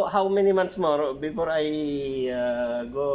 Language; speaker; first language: English; non-native, local second language; Filipino